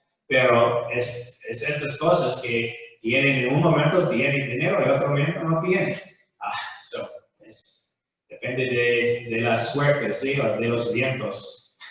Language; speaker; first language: Spanish; non-native, fluent; English